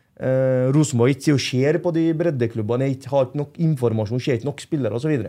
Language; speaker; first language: Norwegian; non-native, fluent; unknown